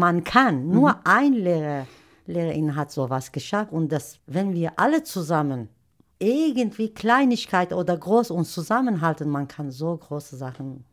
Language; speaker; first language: German; non-native, learner; Turkish